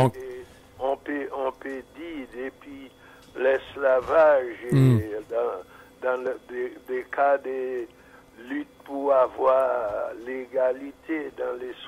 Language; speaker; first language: French; non-native, fluent; English